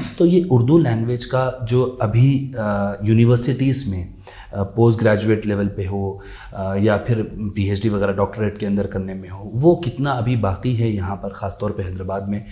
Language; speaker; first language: Urdu; native; Urdu